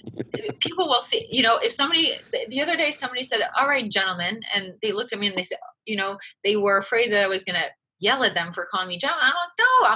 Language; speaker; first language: English; early bilingual, other home language; French